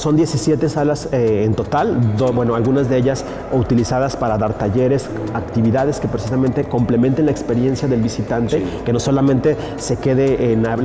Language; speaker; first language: Spanish; native; Spanish